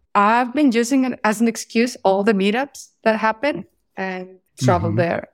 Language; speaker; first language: English; non-native, fluent; Greek